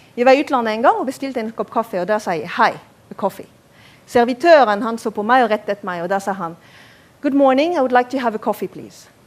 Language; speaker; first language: Norwegian; non-native, fluent; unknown